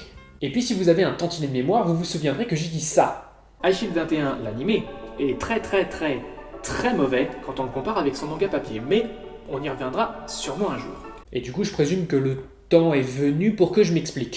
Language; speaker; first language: French; native; French